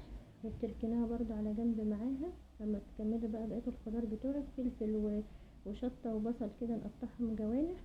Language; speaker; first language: Arabic; native; Arabic